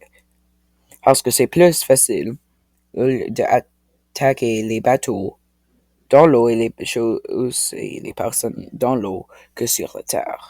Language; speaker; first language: French; non-native, local second language; English